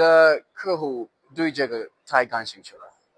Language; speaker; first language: Chinese; non-native, learner; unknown